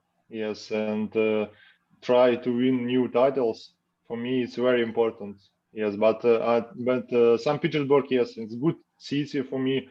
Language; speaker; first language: English; non-native, learner; Russian